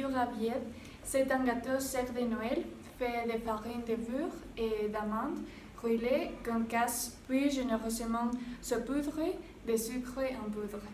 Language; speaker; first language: French; non-native, learner; Spanish